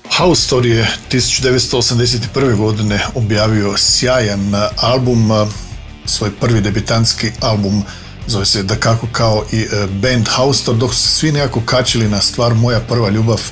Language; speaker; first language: Croatian; native; Croatian